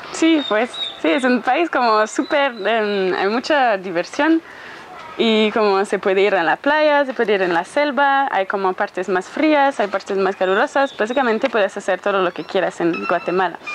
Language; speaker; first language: Spanish; non-native, fluent; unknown